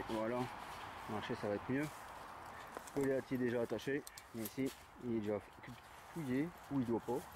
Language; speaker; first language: French; native; French